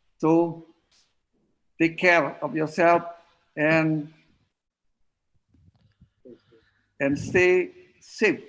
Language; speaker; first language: English; non-native, learner; Indonesian